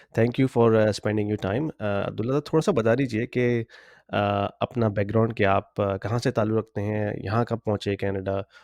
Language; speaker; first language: Urdu; native; Urdu